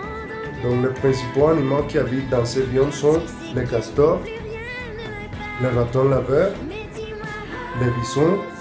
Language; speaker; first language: French; non-native, learner; Spanish